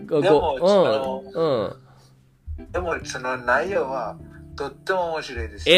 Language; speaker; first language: Japanese; non-native, learner; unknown